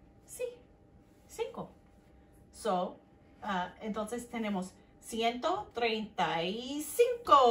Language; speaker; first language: Spanish; non-native, fluent; English